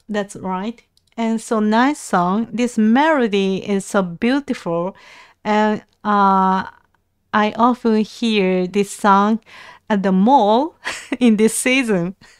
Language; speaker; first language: English; non-native, learner; Japanese